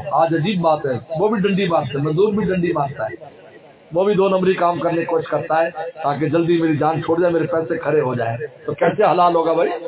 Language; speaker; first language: Urdu; non-native, local second language; Pashto